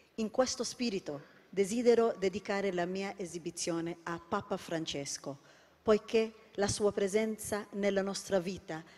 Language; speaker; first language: Italian; non-native, fluent; Hebrew